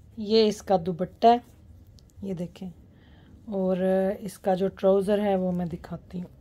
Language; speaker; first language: Urdu; non-native, local second language; Punjabi